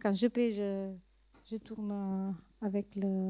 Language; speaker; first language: French; non-native, learner; Italian